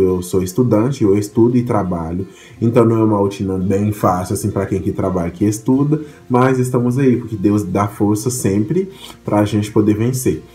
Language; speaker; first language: Portuguese; non-native, fluent; Haitian Creole